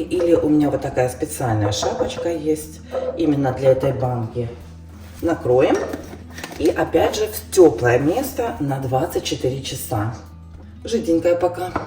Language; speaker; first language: Russian; native; Russian